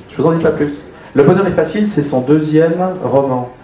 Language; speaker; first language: French; non-native, learner; Portuguese